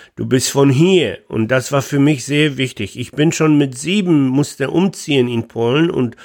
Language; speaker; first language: German; non-native, fluent; Polish